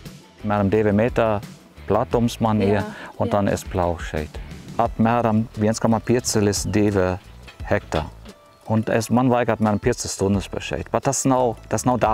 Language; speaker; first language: Latvian; non-native, learner; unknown